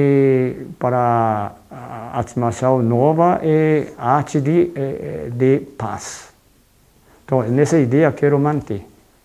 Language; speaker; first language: Portuguese; non-native, fluent; Japanese